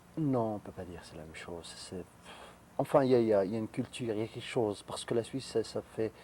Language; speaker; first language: French; non-native, local second language; Arabic